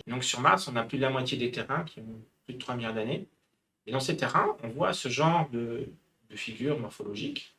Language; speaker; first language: French; native; French